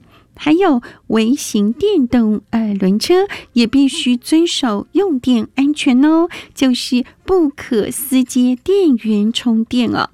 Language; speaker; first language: Chinese; native; Chinese